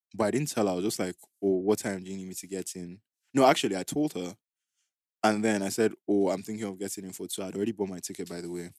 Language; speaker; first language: English; non-native, local second language; Igbo